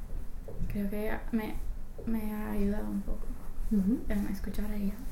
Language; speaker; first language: Spanish; non-native, fluent; English